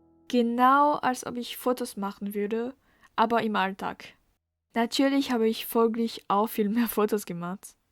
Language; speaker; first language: German; non-native, learner; French